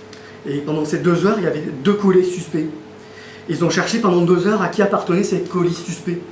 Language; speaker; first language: French; native; French